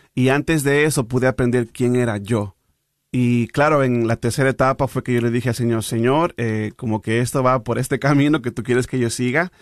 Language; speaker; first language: Spanish; native; Spanish